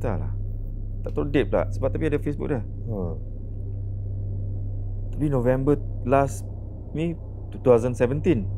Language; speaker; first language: Malay; native; Malay